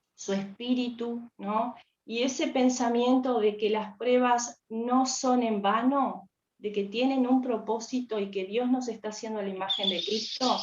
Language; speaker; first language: Spanish; native; Spanish